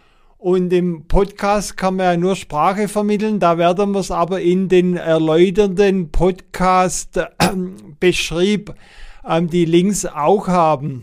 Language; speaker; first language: German; native; German